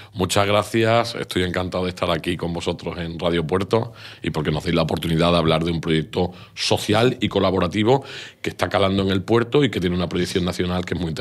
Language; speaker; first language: Spanish; native; Spanish